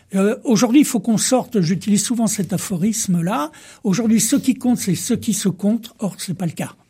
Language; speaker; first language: French; native; French